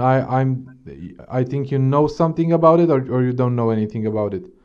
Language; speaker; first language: English; non-native, fluent; Romanian